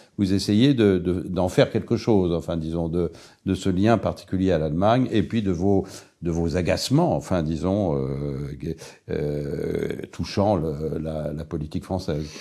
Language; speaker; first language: French; native; French